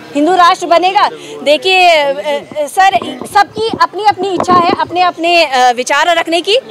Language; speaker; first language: Hindi; native; Hindi